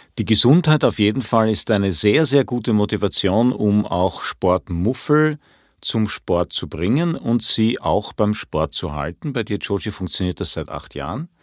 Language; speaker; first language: German; native; German